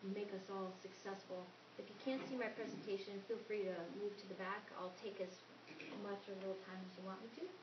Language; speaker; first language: English; native; English